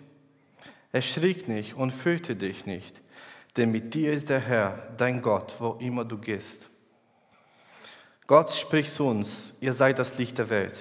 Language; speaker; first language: German; non-native, fluent; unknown